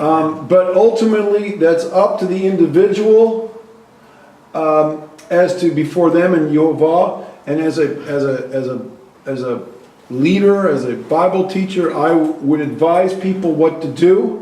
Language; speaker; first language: English; native; English